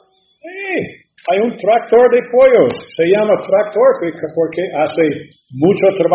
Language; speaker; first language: Spanish; non-native, learner; English